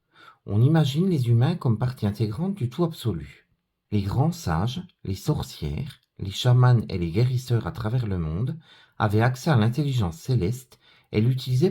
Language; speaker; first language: French; native; French